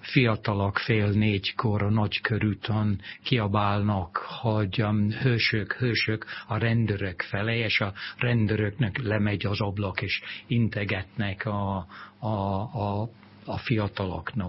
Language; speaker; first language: Hungarian; non-native, fluent; English